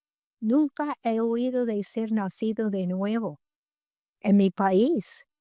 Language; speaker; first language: Spanish; non-native, fluent; English